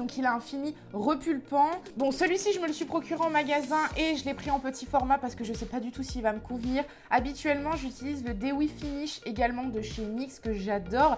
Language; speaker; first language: French; native; French